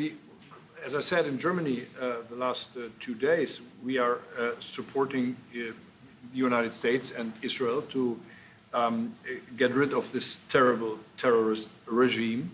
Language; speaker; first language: English; non-native, fluent; German